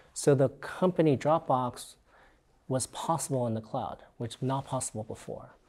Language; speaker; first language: English; native; English